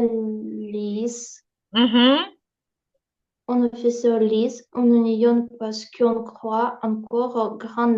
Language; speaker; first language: French; non-native, learner; Ukrainian